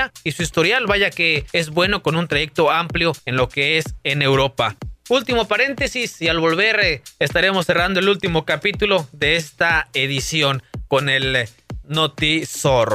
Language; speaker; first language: Spanish; native; Spanish